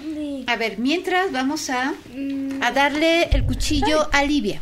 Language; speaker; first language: Spanish; native; Spanish